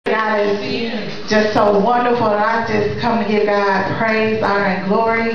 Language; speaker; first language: English; native; English